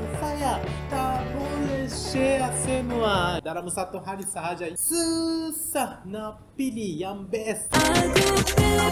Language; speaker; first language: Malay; non-native, learner; Japanese